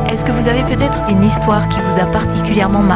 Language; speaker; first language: French; native; French